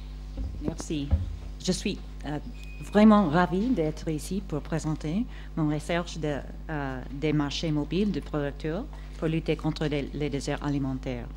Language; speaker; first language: French; non-native, fluent; English